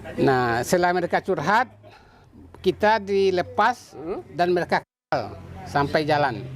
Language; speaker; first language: Indonesian; non-native, local second language; Minangkabau